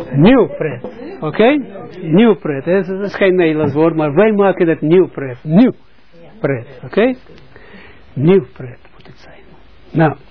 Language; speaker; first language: Dutch; non-native, fluent; Russian